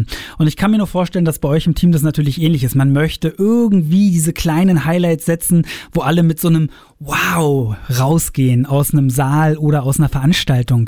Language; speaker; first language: German; native; German